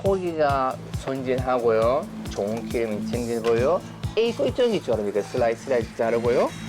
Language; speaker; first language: Korean; non-native, learner; Turkish